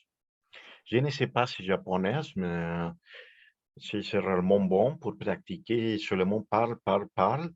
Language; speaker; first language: French; non-native, learner; Spanish